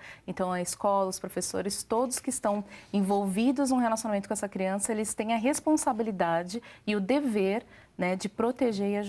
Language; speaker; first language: Portuguese; native; Portuguese